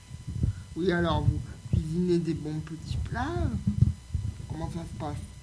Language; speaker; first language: French; native; French